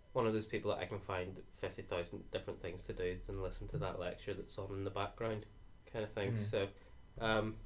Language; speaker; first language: English; native; English